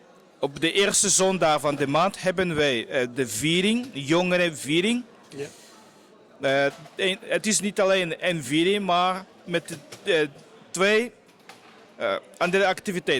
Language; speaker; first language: Dutch; non-native, fluent; Portuguese